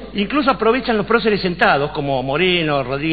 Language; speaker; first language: Spanish; native; Spanish